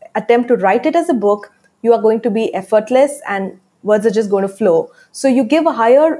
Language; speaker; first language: English; non-native, local second language; Tamil